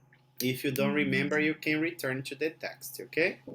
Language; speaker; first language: English; non-native, fluent; Portuguese